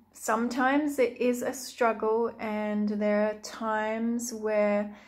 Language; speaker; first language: English; native; English